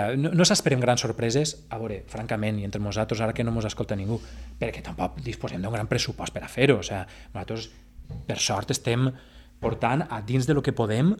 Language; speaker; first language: Catalan; native; Catalan